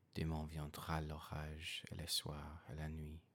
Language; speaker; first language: French; non-native, learner; English